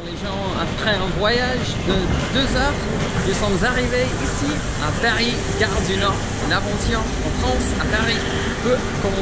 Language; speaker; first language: French; non-native, fluent; English